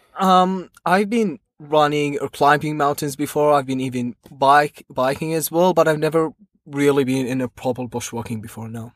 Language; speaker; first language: English; non-native, fluent; Arabic